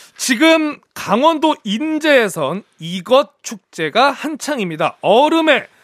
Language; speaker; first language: Korean; native; Korean